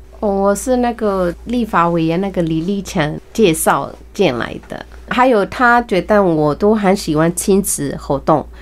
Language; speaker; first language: Chinese; early bilingual, heritage; Chinese